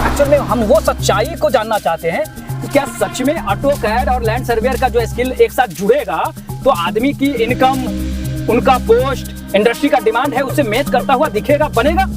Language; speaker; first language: Hindi; native; Hindi